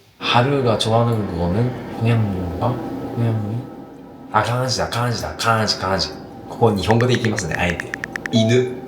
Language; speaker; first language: Korean; non-native, fluent; Japanese